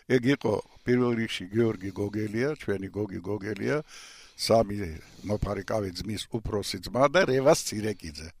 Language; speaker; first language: Georgian; non-native, local second language; Russian